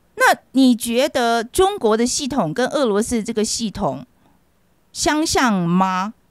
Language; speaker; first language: Chinese; native; Chinese